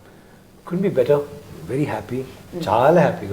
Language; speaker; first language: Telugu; non-native, learner; Tamil